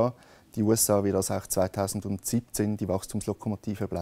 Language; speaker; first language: German; native; German